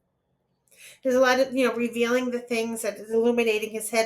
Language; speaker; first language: English; native; English